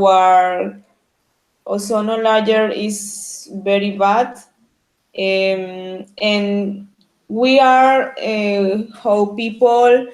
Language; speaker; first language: English; non-native, learner; Spanish